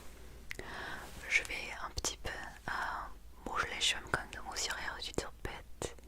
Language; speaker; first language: French; non-native, learner; English